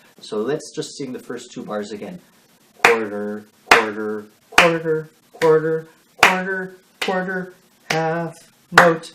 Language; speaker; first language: English; native; English